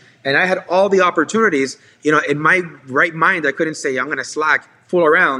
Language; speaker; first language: English; native; English